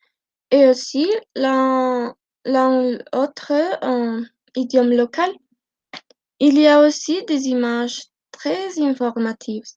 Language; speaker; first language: French; non-native, learner; Spanish